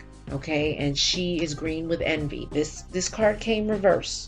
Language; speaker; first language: English; native; English